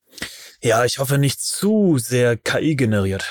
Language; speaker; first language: German; native; German